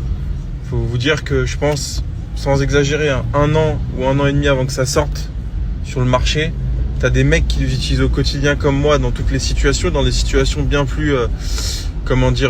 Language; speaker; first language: French; native; French